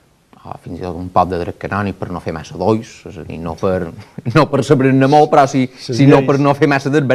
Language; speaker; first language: Catalan; native; Catalan